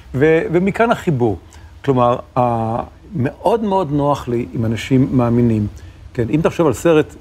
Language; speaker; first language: Hebrew; native; Hebrew